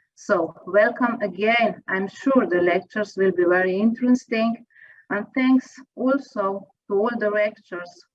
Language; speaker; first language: English; non-native, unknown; Slovenian